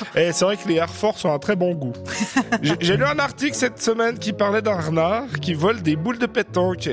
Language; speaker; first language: French; native; French